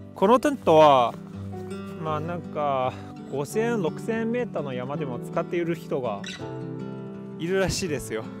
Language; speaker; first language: Japanese; non-native, fluent; Chinese